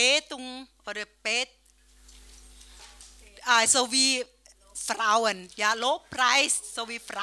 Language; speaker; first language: German; non-native, learner; Thai